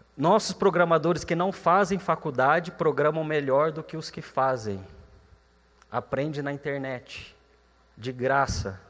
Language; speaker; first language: Portuguese; native; Portuguese